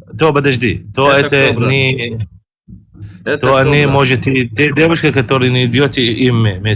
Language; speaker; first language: Russian; non-native, learner; Arabic